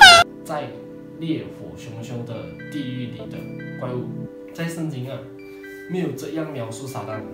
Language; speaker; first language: Chinese; native; Chinese